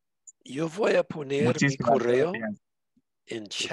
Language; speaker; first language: Spanish; non-native, fluent; English